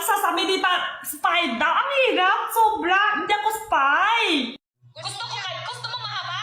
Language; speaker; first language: Filipino; non-native, learner; Chinese